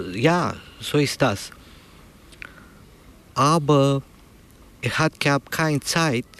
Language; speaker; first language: German; non-native, learner; Romanian